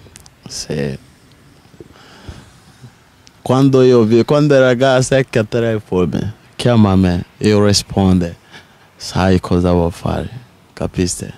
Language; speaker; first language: Italian; non-native, learner; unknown